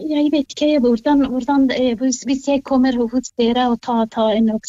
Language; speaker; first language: Norwegian; non-native, fluent; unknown